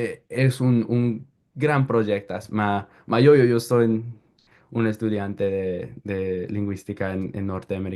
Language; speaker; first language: Spanish; non-native, learner; English